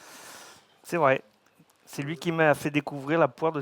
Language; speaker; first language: French; native; French